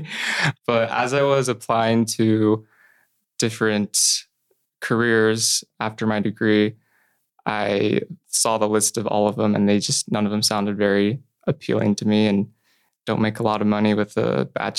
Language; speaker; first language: English; native; English